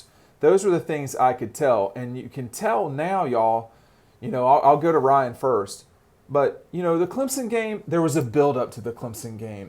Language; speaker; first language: English; native; English